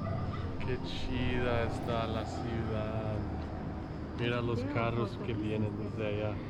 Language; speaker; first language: Spanish; non-native, learner; English